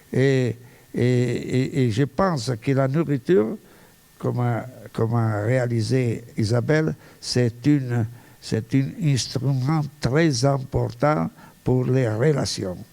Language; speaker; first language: French; non-native, fluent; Italian